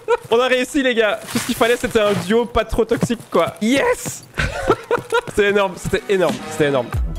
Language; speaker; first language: French; native; French